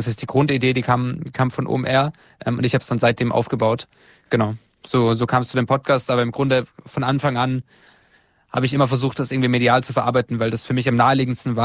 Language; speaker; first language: German; native; German